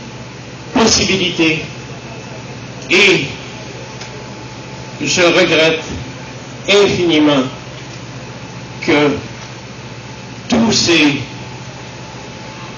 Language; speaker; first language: French; native; French